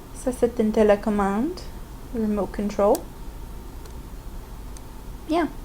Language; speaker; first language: French; non-native, fluent; English